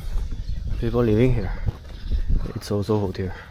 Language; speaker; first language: English; non-native, learner; Chinese